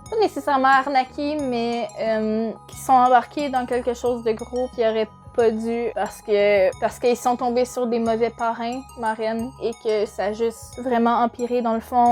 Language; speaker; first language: French; native; French